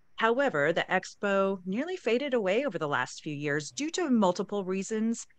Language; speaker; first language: English; native; English